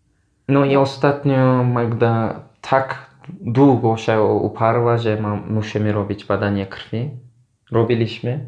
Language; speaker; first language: Polish; non-native, learner; Turkish